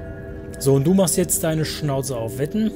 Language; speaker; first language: German; native; German